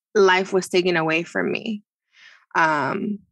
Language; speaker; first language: English; non-native, fluent; Spanish